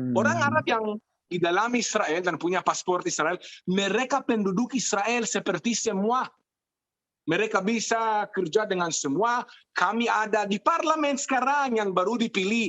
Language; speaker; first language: Indonesian; non-native, fluent; Hebrew